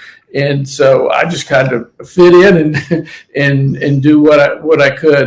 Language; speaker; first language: English; native; English